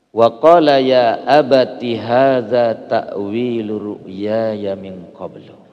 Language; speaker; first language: Indonesian; non-native, local second language; Sasak